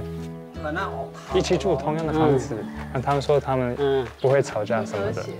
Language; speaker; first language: Chinese; early bilingual, heritage; Chinese